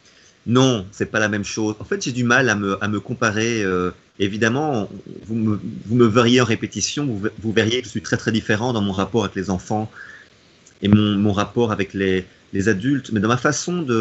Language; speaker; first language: French; native; French